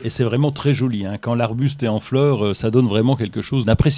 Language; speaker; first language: French; native; French